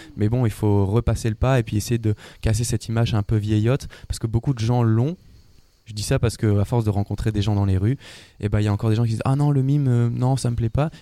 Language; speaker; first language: French; native; French